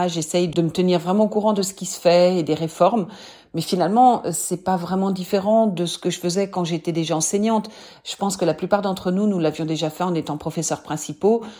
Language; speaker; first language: French; native; French